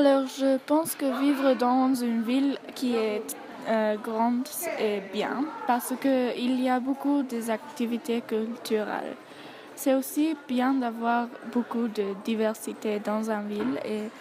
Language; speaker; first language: French; non-native, learner; English